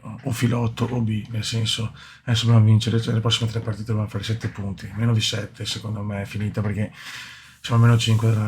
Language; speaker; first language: Italian; native; Italian